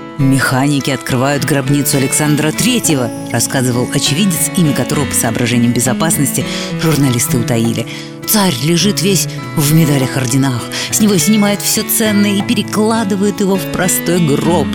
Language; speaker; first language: Russian; native; Russian